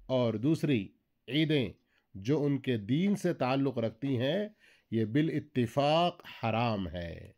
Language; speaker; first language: Urdu; native; Urdu